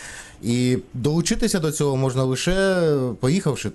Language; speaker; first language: Ukrainian; native; Ukrainian